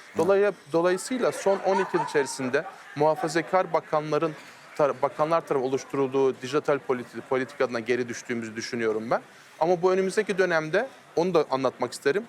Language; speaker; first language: Turkish; early bilingual, heritage; Turkish